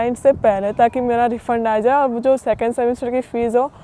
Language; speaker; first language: Hindi; non-native, local second language; Gujarati